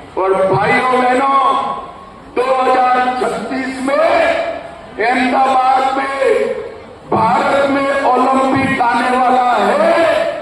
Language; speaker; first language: Hindi; non-native, local second language; Gujarati